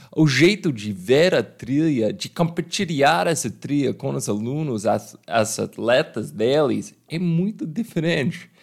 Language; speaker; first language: Portuguese; non-native, fluent; English